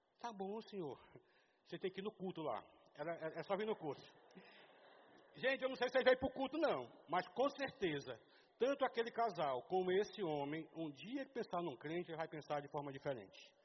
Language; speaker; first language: Portuguese; native; Portuguese